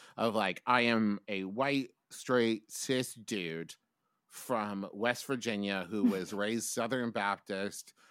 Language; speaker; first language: English; native; English